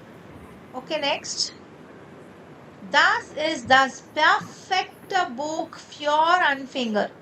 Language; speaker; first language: German; non-native, fluent; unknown